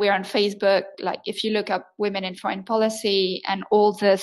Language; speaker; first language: English; non-native, fluent; French